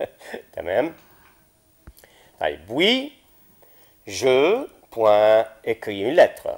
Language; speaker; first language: French; non-native, fluent; Arabic